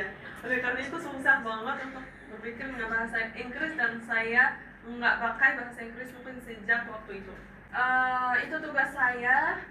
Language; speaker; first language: Indonesian; non-native, fluent; Arabic